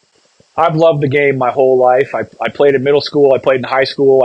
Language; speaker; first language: English; native; English